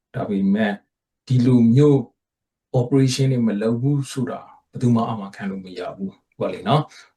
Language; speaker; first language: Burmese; native; Burmese